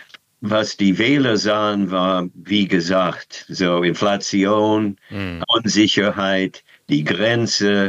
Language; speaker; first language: German; non-native, fluent; English